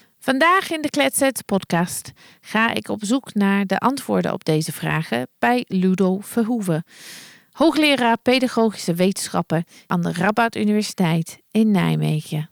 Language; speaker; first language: Dutch; non-native, fluent; English